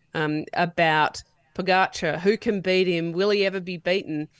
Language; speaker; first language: English; native; English